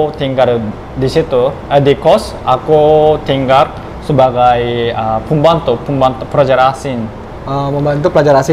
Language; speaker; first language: Indonesian; non-native, learner; Japanese